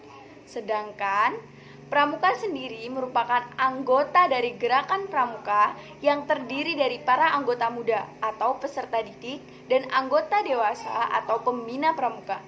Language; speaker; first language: Indonesian; native; Indonesian